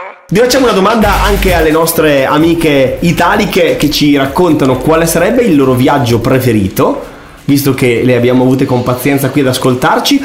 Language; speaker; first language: Italian; native; Italian